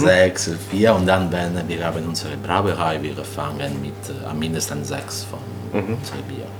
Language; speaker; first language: German; non-native, learner; Italian